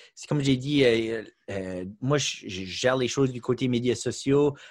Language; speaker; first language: French; native; French